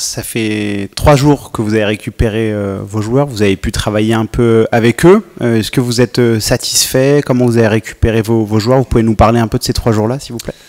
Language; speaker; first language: French; native; French